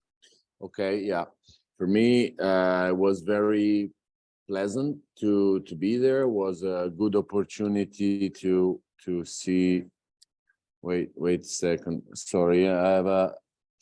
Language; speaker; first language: English; non-native, fluent; Italian